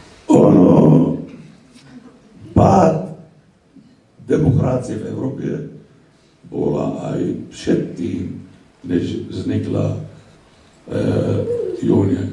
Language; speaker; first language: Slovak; non-native, fluent; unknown